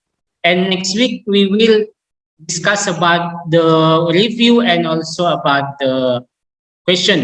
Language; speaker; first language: English; non-native, learner; Indonesian